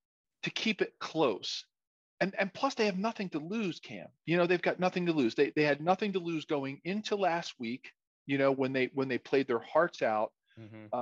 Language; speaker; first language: English; native; English